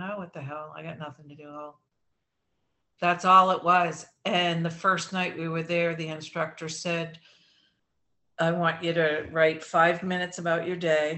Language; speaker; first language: English; native; English